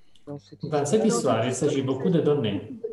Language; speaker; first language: French; non-native, fluent; Italian